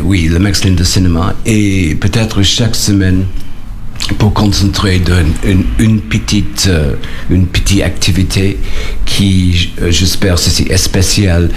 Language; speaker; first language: French; non-native, learner; English